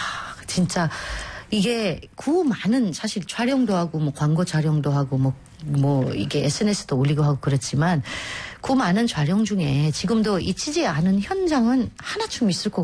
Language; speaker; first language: Korean; non-native, fluent; Filipino